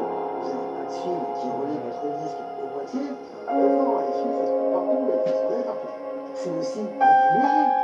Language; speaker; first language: French; native; French